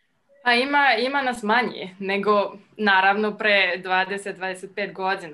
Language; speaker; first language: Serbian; non-native, fluent; French